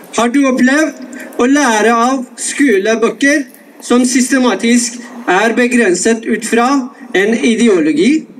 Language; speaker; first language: Norwegian; non-native, fluent; Persian